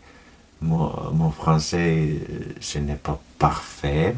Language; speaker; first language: French; non-native, learner; Finnish